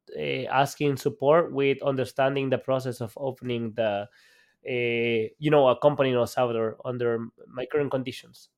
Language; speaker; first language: English; non-native, fluent; Spanish